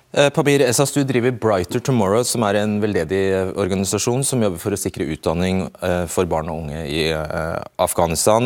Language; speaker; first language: Norwegian; native; Norwegian